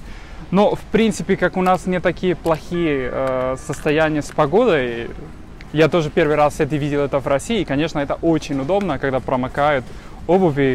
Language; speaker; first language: Russian; non-native, fluent; Spanish